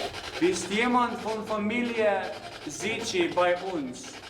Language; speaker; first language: German; non-native, learner; Slovenian